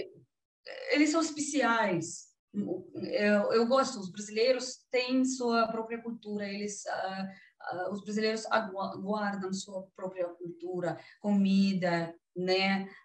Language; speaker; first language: Portuguese; non-native, learner; Russian